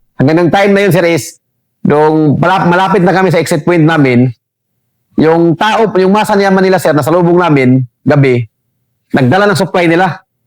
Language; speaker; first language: Filipino; non-native, local second language; Cebuano